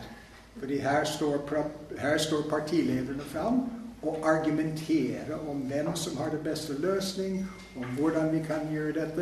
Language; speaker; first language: Norwegian; non-native, fluent; English